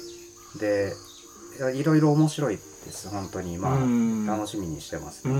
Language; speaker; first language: Japanese; native; Japanese